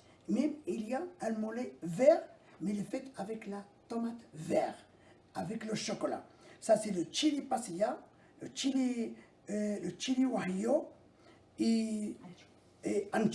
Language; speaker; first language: French; non-native, local second language; Arabic